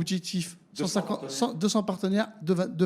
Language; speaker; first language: French; native; French